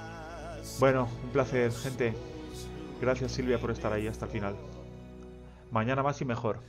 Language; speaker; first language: Spanish; native; Spanish